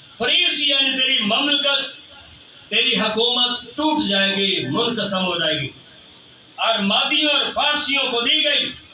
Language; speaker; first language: Urdu; non-native, local second language; Punjabi